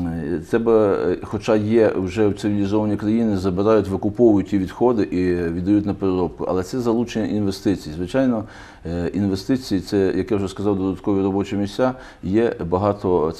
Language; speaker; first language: Ukrainian; native; Ukrainian